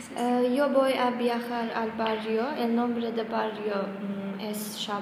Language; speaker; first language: Spanish; non-native, learner; Azerbaijani